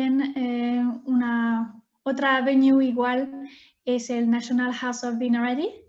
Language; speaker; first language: Spanish; non-native, fluent; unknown